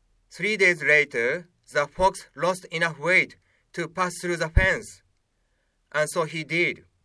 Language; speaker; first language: English; non-native, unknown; Japanese